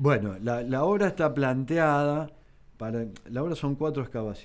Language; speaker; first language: Spanish; native; Spanish